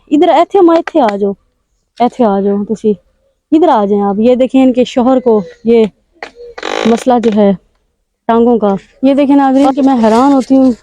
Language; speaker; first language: Urdu; non-native, local second language; Punjabi